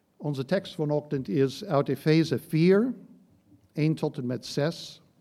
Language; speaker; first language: Dutch; non-native, fluent; English